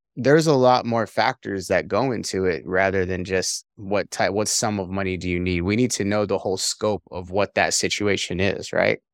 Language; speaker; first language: English; native; English